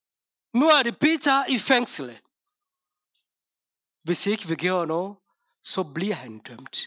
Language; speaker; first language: Danish; non-native, fluent; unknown